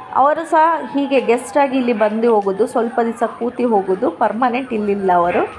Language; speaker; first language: Kannada; non-native, local second language; Tulu